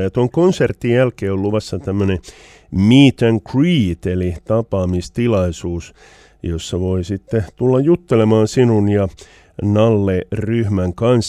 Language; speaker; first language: Finnish; native; Finnish